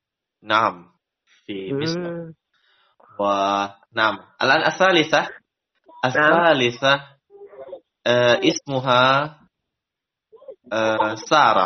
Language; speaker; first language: Arabic; non-native, fluent; Indonesian